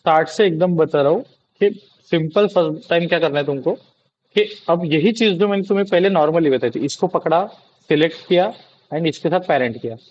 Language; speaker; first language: Hindi; non-native, local second language; Marathi